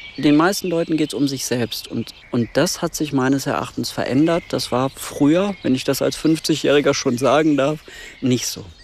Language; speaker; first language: German; native; German